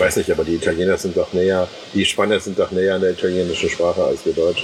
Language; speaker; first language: German; native; German